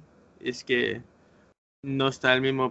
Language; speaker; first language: Spanish; early bilingual, heritage; English